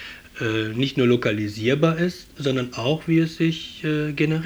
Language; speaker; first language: German; native; German